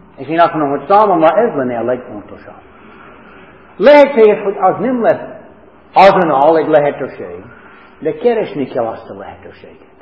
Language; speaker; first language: Hungarian; non-native, learner; English